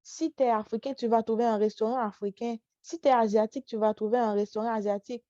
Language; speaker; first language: French; non-native, local second language; Haitian Creole